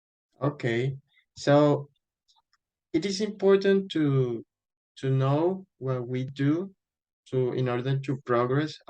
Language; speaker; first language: English; non-native, fluent; Spanish